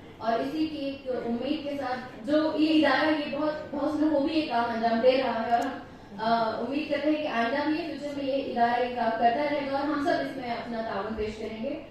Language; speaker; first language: Urdu; native; Urdu